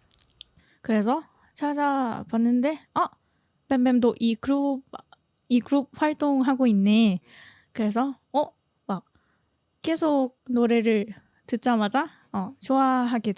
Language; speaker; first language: Korean; non-native, fluent; Thai